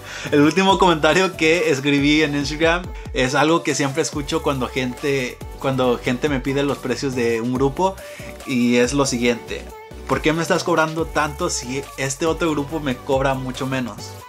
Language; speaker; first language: Spanish; early bilingual, heritage; Spanish